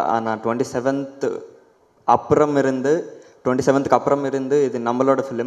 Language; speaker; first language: Tamil; non-native, learner; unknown